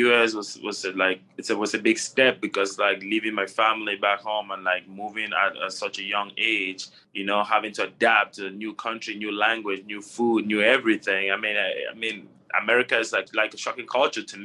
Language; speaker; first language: English; non-native, local second language; French